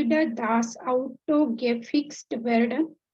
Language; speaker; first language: German; non-native, learner; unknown